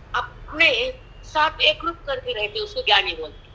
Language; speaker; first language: Hindi; non-native, local second language; Marathi